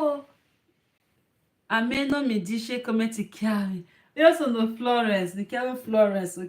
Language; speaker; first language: Italian; non-native, learner; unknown